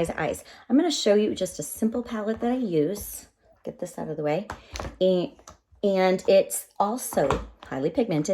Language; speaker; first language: English; native; English